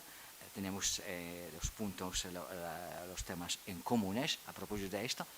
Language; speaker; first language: Spanish; non-native, fluent; Polish